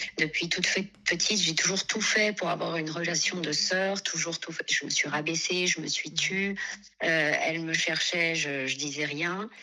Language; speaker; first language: French; early bilingual, other home language; Portuguese